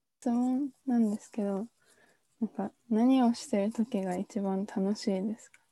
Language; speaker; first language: Japanese; native; Japanese